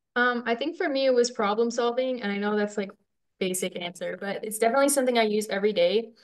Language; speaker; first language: English; native; English